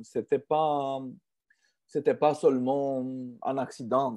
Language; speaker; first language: French; non-native, fluent; Romanian